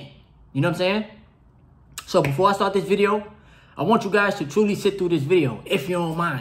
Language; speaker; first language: English; native; English